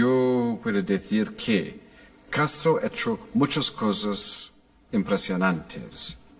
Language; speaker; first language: Spanish; non-native, fluent; English